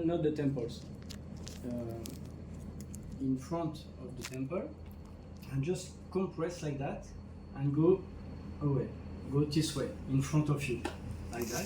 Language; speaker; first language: English; non-native, learner; French